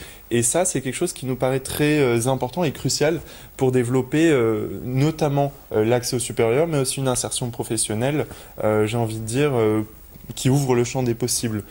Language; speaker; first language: French; native; French